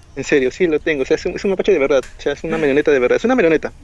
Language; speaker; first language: Spanish; native; Spanish